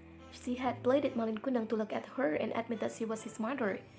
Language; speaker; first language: English; non-native, fluent; Indonesian